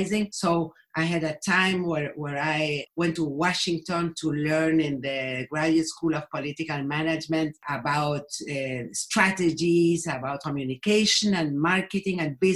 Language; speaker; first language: English; non-native, fluent; Spanish